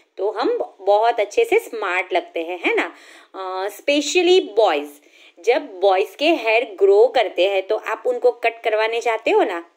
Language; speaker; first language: Hindi; non-native, local second language; Gujarati